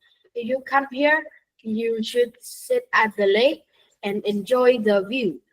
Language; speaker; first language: English; non-native, learner; Vietnamese